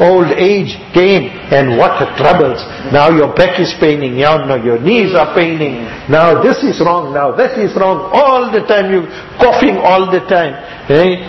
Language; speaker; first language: English; native; English